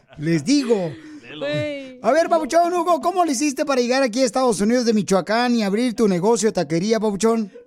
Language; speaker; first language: Spanish; native; Spanish